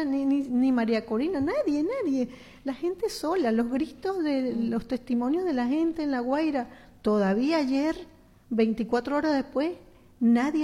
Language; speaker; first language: Spanish; native; Spanish